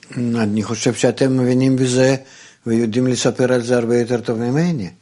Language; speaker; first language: Hebrew; non-native, fluent; Russian